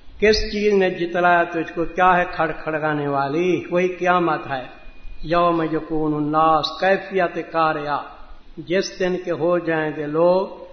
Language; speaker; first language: Urdu; native; Urdu